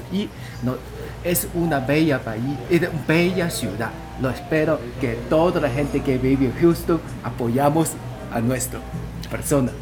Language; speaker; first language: Spanish; non-native, learner; Chinese